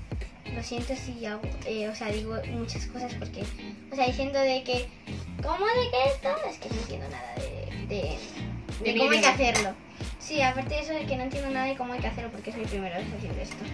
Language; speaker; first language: Spanish; early bilingual, heritage; Spanish